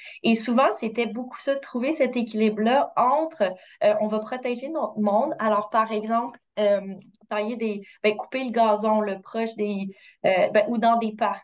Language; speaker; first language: French; native; French